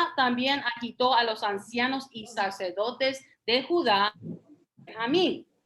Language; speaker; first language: Spanish; early bilingual, heritage; Spanish